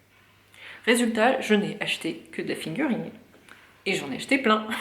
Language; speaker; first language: French; native; French